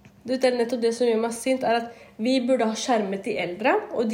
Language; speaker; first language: Norwegian; native; Norwegian